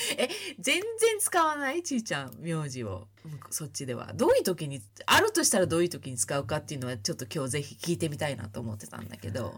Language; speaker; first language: Japanese; early bilingual, heritage; Japanese